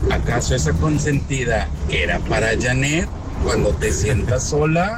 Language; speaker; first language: Spanish; native; Spanish